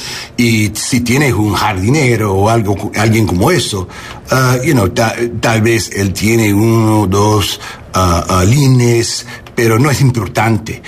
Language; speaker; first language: Spanish; non-native, learner; English